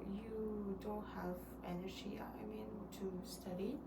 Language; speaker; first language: English; non-native, learner; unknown